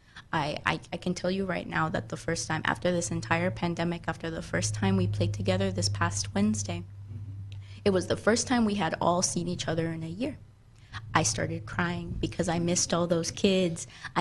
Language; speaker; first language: English; native; English